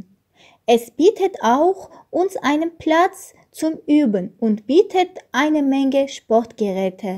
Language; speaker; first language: German; non-native, learner; Armenian